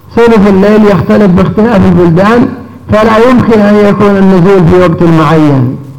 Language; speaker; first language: Arabic; native; Arabic